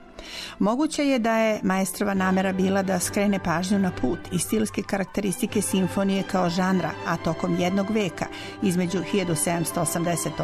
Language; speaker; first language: Serbian; native; Serbian